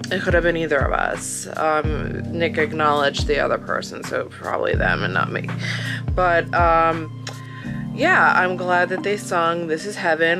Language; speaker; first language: English; native; English